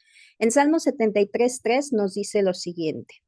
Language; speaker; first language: Spanish; native; Spanish